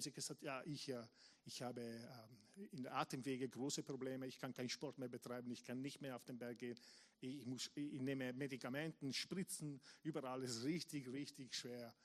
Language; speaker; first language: German; non-native, fluent; English